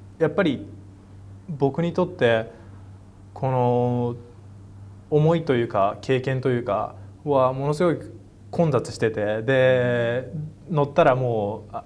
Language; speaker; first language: Japanese; native; Japanese